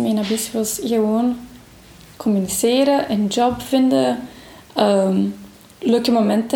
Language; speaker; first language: Dutch; non-native, fluent; Portuguese